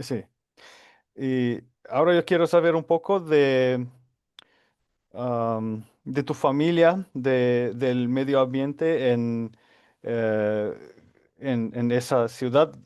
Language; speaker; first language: Spanish; non-native, fluent; Finnish